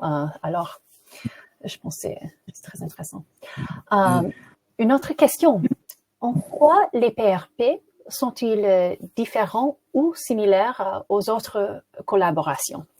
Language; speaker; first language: French; non-native, fluent; English